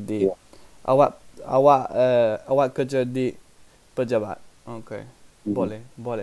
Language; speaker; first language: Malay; non-native, learner; English